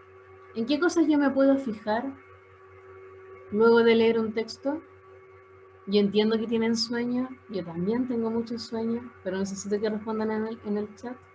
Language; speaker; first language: Spanish; native; Spanish